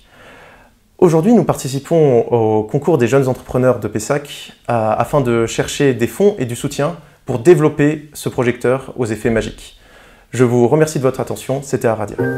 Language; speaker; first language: French; native; French